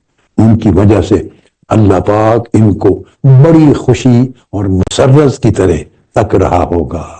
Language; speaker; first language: Urdu; native; Urdu